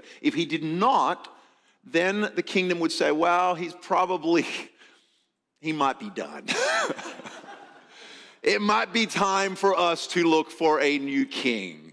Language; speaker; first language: English; native; English